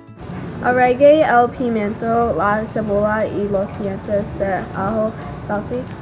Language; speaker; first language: Spanish; non-native, learner; English